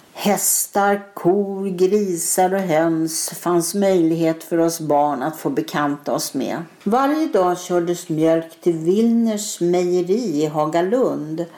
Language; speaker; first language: Swedish; native; Swedish